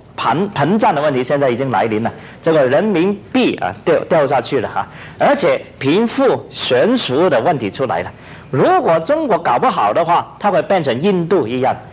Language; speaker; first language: Chinese; non-native, local second language; Cantonese